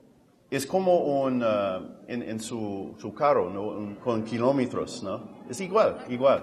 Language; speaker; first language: Spanish; non-native, fluent; English